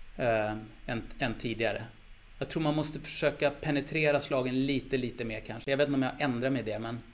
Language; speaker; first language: Swedish; native; Swedish